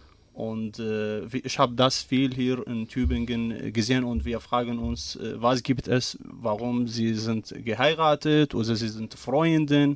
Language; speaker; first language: German; non-native, learner; Arabic